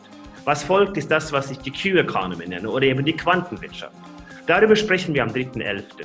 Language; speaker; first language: German; non-native, fluent; Norwegian